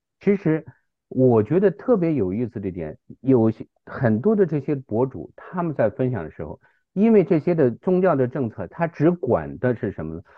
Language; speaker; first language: Chinese; native; Chinese